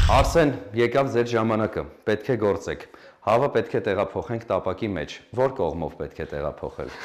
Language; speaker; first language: Armenian; native; Armenian